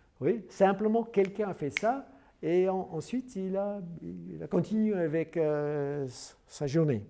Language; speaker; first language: French; non-native, learner; English